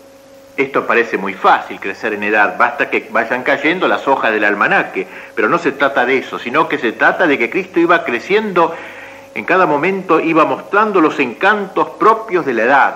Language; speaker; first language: Spanish; native; Spanish